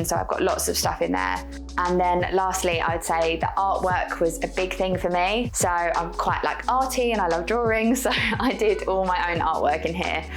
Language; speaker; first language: English; native; English